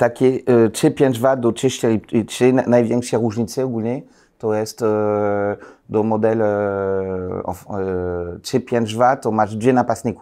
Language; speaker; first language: Polish; non-native, learner; French